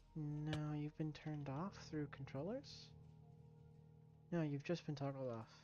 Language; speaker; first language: English; native; English